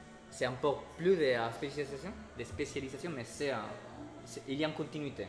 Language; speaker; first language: French; non-native, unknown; Spanish